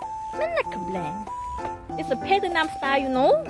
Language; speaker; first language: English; non-native, learner; Vietnamese